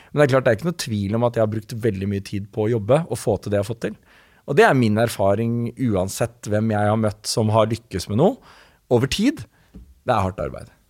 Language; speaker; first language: Norwegian; native; Norwegian